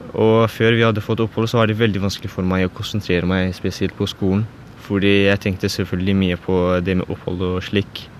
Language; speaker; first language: Norwegian; early bilingual, other home language; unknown